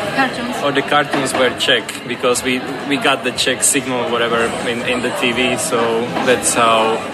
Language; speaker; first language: English; non-native, fluent; Slovak